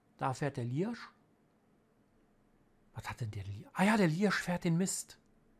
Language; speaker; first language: German; native; German